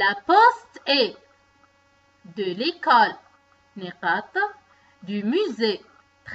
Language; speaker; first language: French; non-native, local second language; Arabic